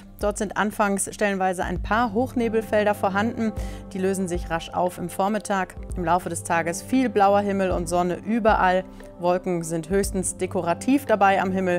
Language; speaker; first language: German; native; German